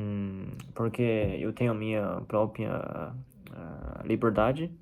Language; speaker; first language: Portuguese; non-native, fluent; Chinese